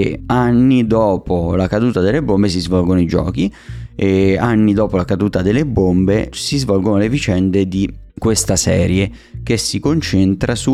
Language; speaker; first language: Italian; native; Italian